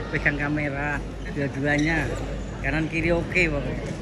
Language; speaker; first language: Indonesian; native; Indonesian